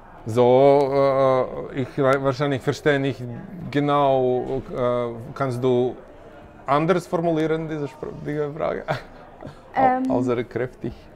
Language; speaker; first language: German; non-native, learner; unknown